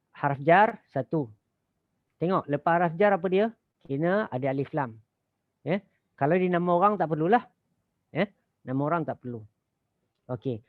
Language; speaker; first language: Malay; native; Malay